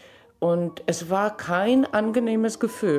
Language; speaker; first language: German; non-native, fluent; Polish